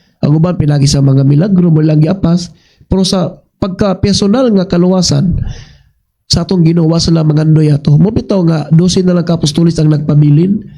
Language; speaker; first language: Cebuano; native; Cebuano